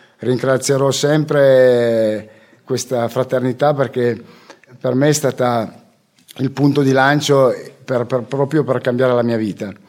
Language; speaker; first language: Italian; native; Italian